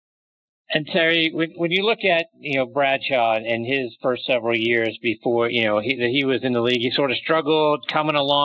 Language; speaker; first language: English; native; English